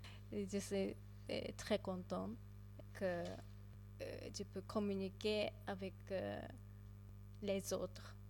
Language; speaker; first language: French; non-native, learner; Japanese